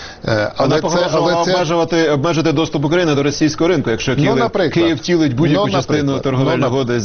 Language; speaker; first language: Ukrainian; native; Ukrainian